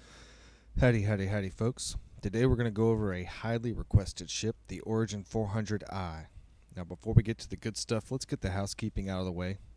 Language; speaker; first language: English; native; English